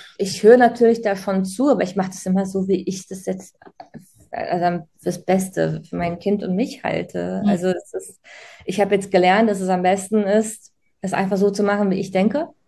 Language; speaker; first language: German; early bilingual, other home language; Croatian